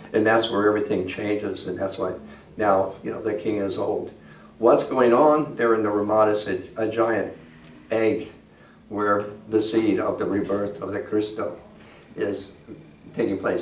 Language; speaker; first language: English; native; English